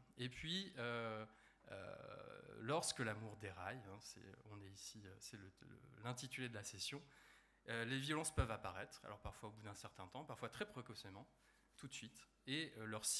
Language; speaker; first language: French; native; French